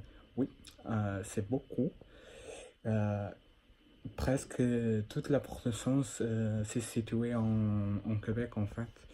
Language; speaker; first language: French; non-native, learner; Portuguese